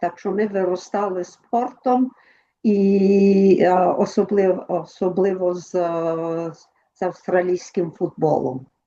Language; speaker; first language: Ukrainian; early bilingual, other home language; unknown